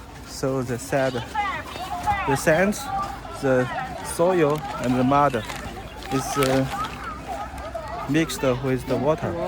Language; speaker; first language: English; non-native, fluent; Chinese